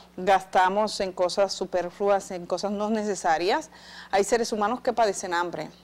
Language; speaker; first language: Spanish; native; Spanish